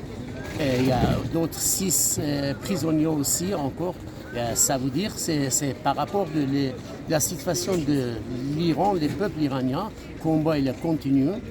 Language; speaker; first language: French; non-native, fluent; Persian